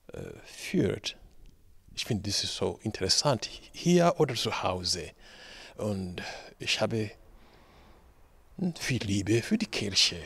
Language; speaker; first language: German; non-native, learner; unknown